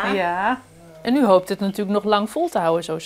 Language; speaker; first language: Dutch; native; Dutch